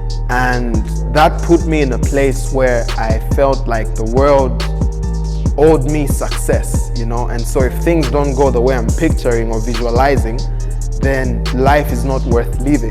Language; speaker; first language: English; non-native, local second language; Bemba